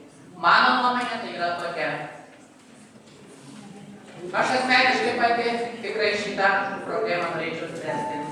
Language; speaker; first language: Lithuanian; native; Lithuanian